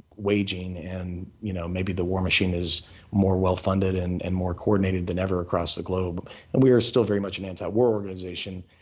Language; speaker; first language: English; native; English